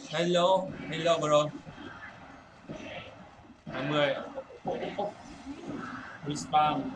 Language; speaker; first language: English; non-native, learner; Vietnamese